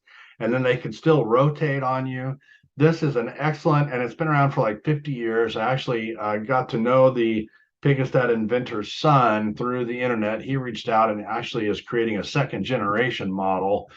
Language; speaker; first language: English; native; English